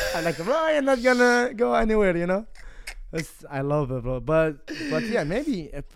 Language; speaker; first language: English; non-native, fluent; Arabic